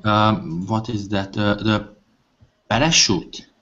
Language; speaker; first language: English; non-native, learner; Hungarian